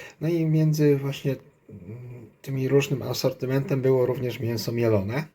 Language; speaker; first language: Polish; native; Polish